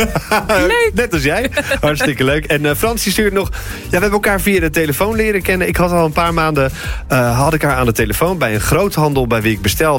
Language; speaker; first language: Dutch; native; Dutch